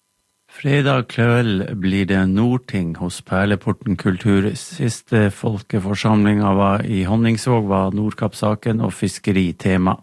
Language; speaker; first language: Norwegian; native; Norwegian